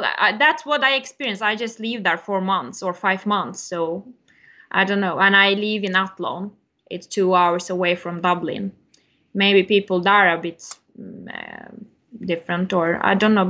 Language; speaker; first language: English; non-native, fluent; Turkish